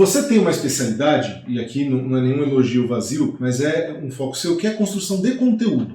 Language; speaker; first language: Portuguese; native; Portuguese